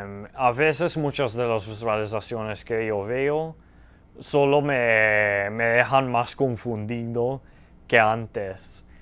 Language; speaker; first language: Spanish; early bilingual, heritage; Spanish